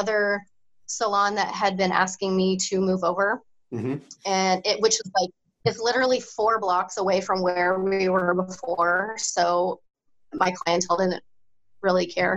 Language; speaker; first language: English; native; English